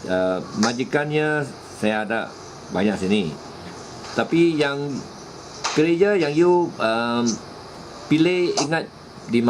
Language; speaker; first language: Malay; non-native, local second language; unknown